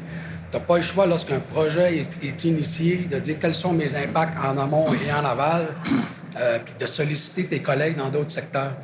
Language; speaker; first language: French; native; French